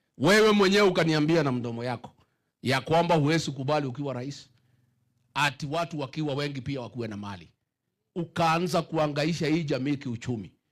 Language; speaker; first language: Swahili; non-native, local second language; Kikuyu